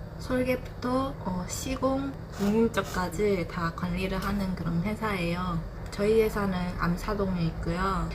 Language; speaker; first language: Korean; non-native, fluent; Japanese